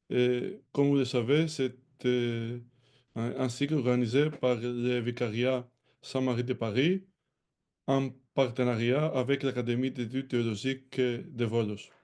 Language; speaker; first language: French; non-native, fluent; Greek